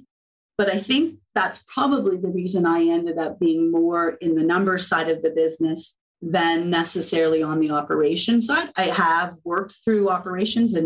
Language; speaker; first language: English; native; English